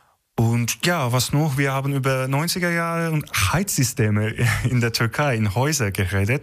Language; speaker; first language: German; non-native, learner; Turkish